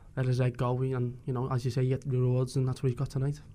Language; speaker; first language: English; native; English